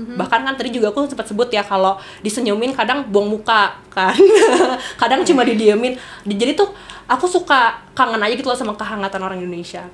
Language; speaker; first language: Indonesian; native; Indonesian